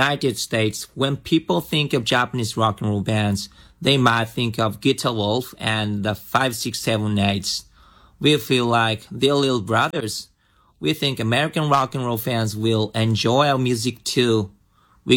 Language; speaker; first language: English; non-native, learner; Japanese